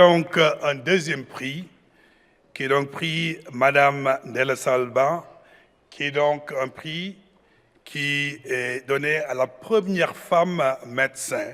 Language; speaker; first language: French; non-native, local second language; Wolof